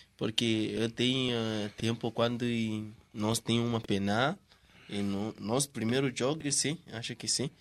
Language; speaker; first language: Portuguese; non-native, learner; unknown